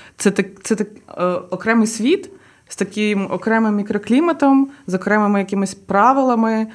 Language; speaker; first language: Ukrainian; non-native, local second language; Russian